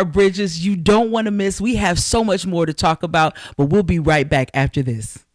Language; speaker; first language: English; native; English